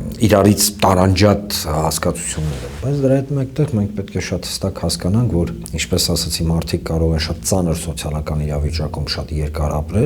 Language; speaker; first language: Armenian; native; Armenian